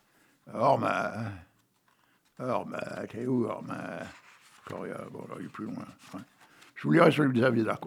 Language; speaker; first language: French; native; French